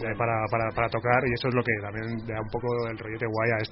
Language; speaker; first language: Spanish; native; Spanish